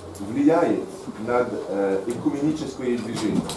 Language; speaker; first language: Russian; non-native, fluent; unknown